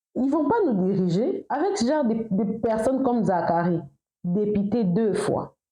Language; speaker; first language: French; non-native, local second language; Lingala